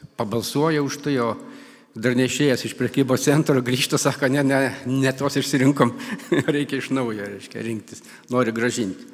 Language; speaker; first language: Lithuanian; native; Lithuanian